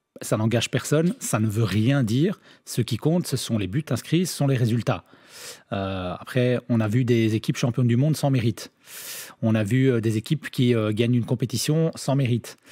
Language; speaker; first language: French; native; French